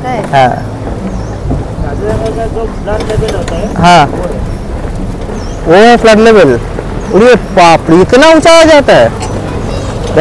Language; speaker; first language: Hindi; non-native, local second language; Bangla